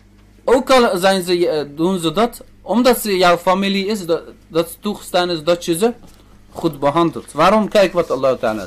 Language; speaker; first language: Dutch; early bilingual, other home language; Turkish